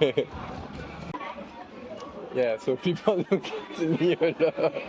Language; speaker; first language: English; non-native, learner; French